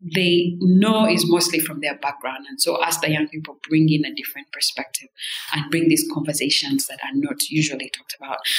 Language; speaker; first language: English; non-native, local second language; Kinyarwanda